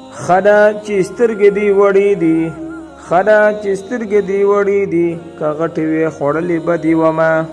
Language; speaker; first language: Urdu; non-native, local second language; Pashto